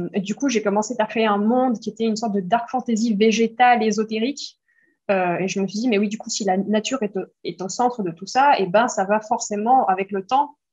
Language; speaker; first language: French; early bilingual, other home language; Greek